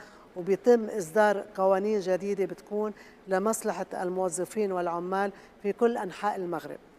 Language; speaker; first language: Arabic; native; Arabic